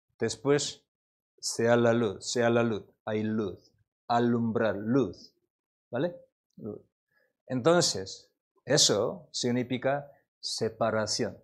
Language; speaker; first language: Spanish; non-native, learner; Korean